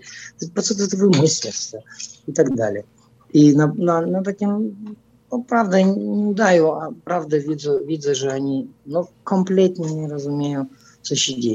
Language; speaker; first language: Polish; non-native, fluent; Russian